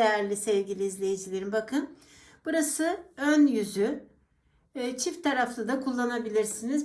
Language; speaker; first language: Turkish; native; Turkish